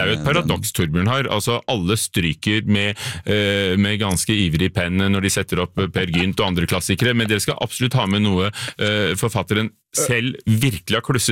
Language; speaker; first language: Norwegian; native; Norwegian